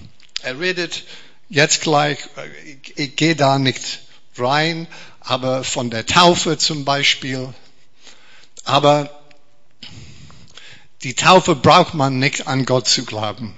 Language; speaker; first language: German; non-native, fluent; English